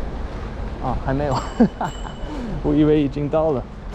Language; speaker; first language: Chinese; non-native, fluent; German